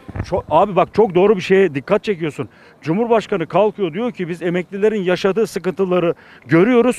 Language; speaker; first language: Turkish; native; Turkish